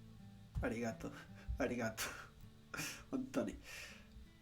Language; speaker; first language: Japanese; non-native, learner; Spanish